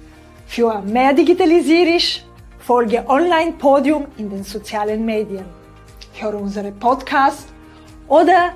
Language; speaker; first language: German; non-native, fluent; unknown